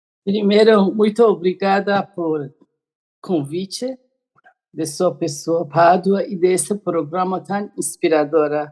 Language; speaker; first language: Portuguese; non-native, learner; Persian